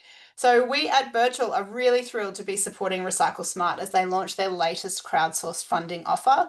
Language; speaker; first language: English; native; English